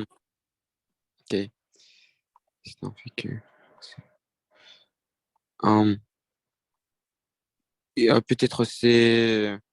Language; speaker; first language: French; non-native, learner; Russian